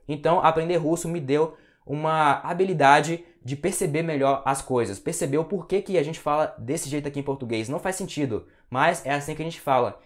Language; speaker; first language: Portuguese; native; Portuguese